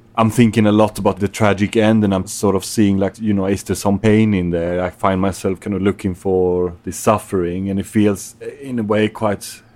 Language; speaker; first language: English; non-native, fluent; Swedish